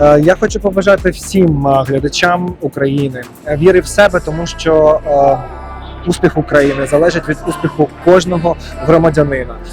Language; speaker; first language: Ukrainian; native; Ukrainian